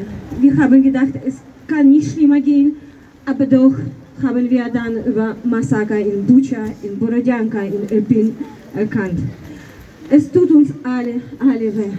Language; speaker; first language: German; non-native, fluent; Ukrainian